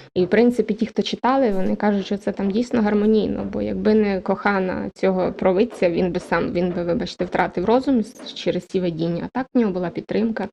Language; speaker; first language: Ukrainian; native; Ukrainian